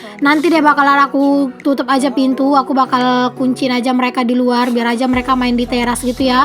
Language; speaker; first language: Indonesian; native; Indonesian